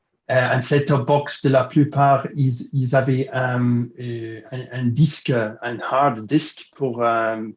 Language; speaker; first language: French; non-native, fluent; English